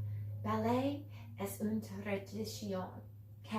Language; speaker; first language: Spanish; non-native, learner; English